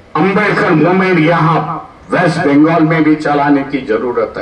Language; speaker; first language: Hindi; non-native, local second language; Marathi